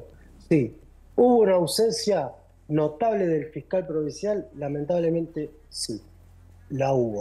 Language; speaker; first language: Spanish; native; Spanish